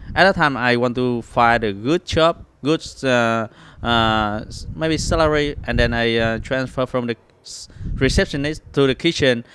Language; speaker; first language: English; non-native, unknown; Vietnamese